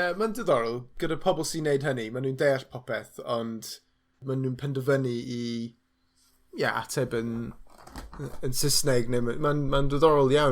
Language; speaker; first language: Welsh; non-native, learner; English